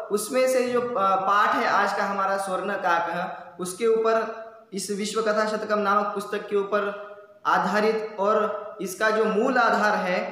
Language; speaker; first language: Hindi; non-native, local second language; Marathi